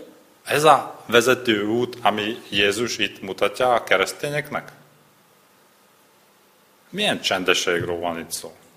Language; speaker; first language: Hungarian; non-native, learner; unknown